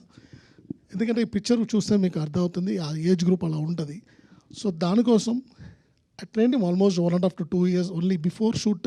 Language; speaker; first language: Telugu; non-native, local second language; Tamil